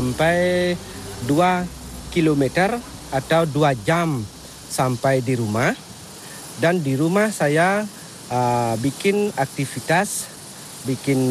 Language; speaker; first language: Indonesian; non-native, local second language; Balinese